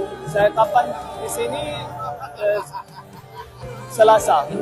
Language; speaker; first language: Indonesian; non-native, learner; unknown